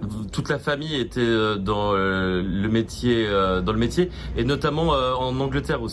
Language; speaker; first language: French; native; French